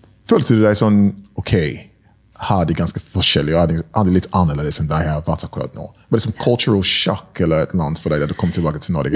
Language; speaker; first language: Norwegian; non-native, fluent; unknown